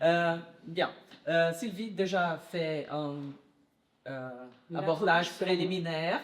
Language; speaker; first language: French; non-native, learner; Portuguese